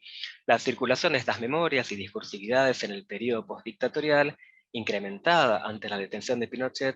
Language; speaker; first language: Spanish; native; Spanish